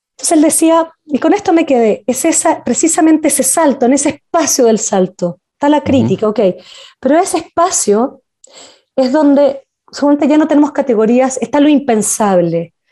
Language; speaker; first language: Spanish; native; Spanish